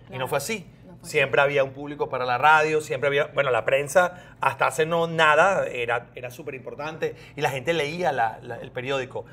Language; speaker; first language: Spanish; native; Spanish